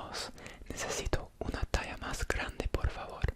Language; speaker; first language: Spanish; non-native, learner; English